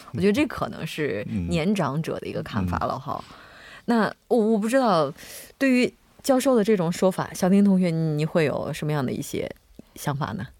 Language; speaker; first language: Chinese; native; Chinese